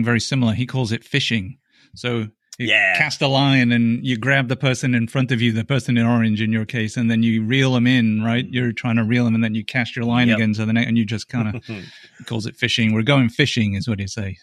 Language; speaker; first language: English; native; English